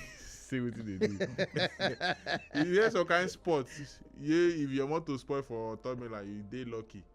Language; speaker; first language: Nigerian Pidgin; non-native, local second language; Yoruba